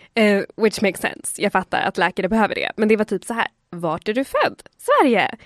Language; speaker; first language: Swedish; native; Swedish